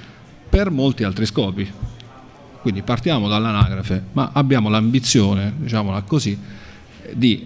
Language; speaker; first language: Italian; native; Italian